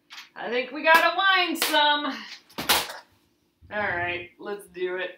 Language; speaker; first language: English; native; English